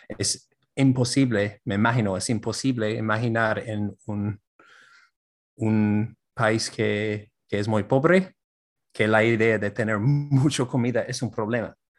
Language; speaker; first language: Spanish; non-native, fluent; English